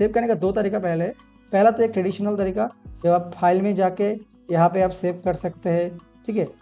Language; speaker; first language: Hindi; non-native, local second language; Bangla